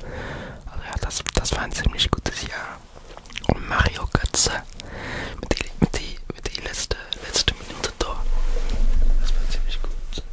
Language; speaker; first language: German; non-native, learner; English